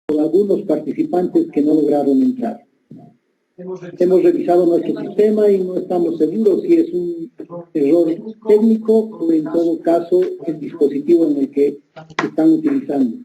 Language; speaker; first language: Spanish; native; Spanish